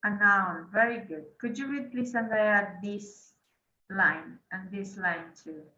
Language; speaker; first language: English; non-native, fluent; Spanish